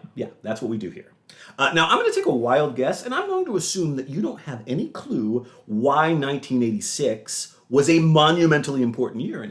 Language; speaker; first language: English; native; English